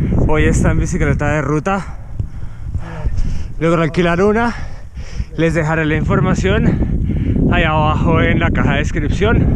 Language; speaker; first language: Spanish; native; Spanish